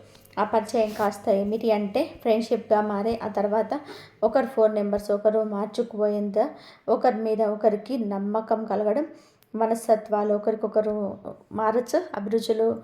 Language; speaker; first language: Telugu; native; Telugu